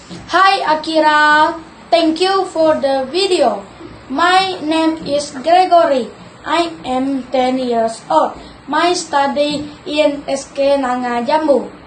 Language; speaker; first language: English; non-native, learner; Iban